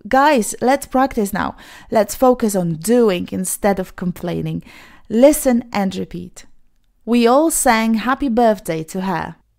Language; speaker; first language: English; non-native, fluent; Polish